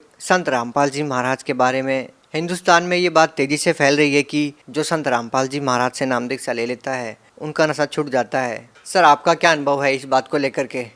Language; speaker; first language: Hindi; native; Hindi